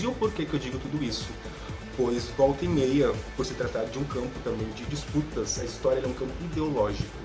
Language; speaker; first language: Portuguese; native; Portuguese